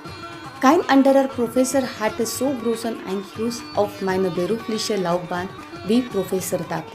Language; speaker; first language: German; non-native, fluent; Marathi